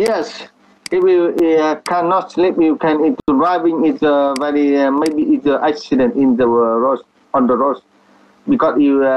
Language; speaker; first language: English; non-native, learner; Vietnamese